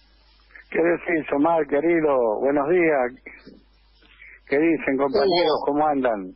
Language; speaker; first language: Spanish; native; Spanish